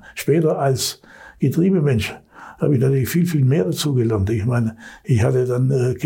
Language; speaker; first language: German; native; German